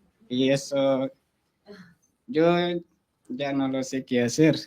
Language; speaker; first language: Spanish; non-native, fluent; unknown